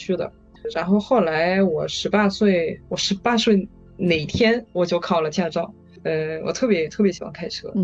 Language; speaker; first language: Chinese; non-native, fluent; French